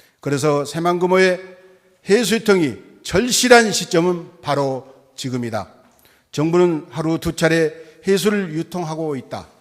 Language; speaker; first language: Korean; native; Korean